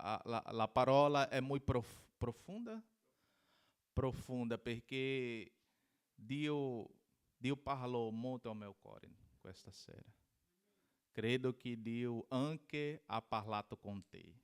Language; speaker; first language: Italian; non-native, learner; Portuguese